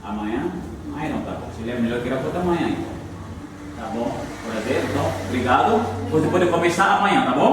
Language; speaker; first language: Portuguese; non-native, learner; Haitian Creole